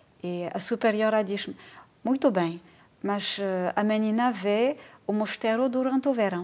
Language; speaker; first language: Portuguese; non-native, fluent; French